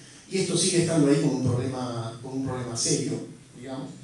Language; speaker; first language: Spanish; native; Spanish